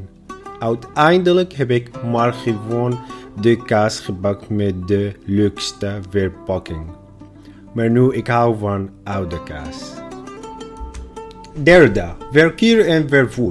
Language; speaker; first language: Dutch; non-native, fluent; Arabic